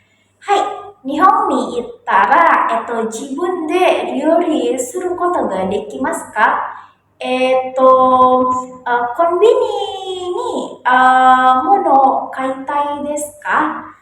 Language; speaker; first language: Japanese; non-native, learner; Indonesian